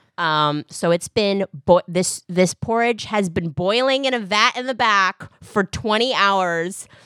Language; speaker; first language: English; early bilingual, other home language; Korean